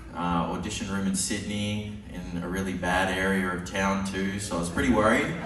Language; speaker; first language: English; native; English